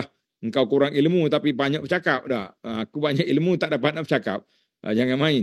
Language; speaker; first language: Malay; native; Malay